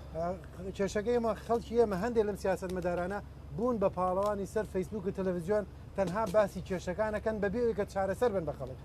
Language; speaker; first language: Central Kurdish; native; Central Kurdish